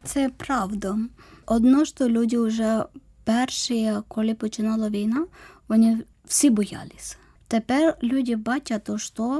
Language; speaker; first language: Ukrainian; non-native, learner; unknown